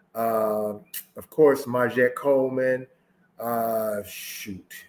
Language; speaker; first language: English; native; English